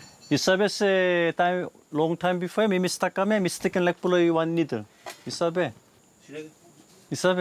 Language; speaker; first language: English; non-native, learner; Korean